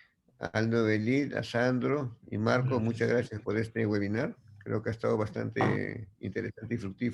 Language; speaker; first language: Spanish; native; Spanish